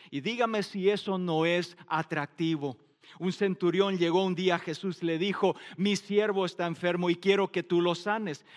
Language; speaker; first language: Spanish; non-native, local second language; Plautdietsch